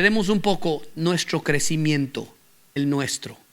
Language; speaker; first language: Spanish; native; Spanish